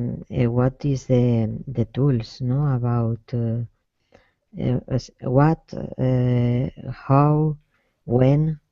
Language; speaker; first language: English; non-native, learner; Spanish